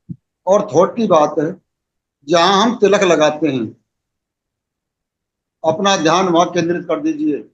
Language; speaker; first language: Hindi; native; Hindi